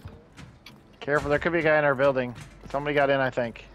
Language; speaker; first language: English; native; English